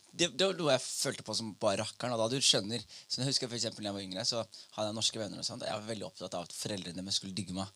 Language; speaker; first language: Norwegian; early bilingual, other home language; Somali